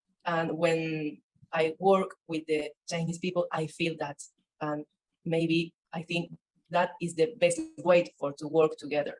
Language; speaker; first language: English; non-native, learner; Spanish